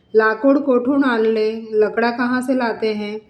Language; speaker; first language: Hindi; non-native, local second language; Marathi